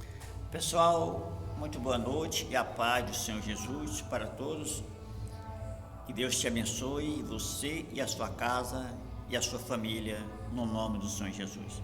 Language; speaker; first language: Portuguese; native; Portuguese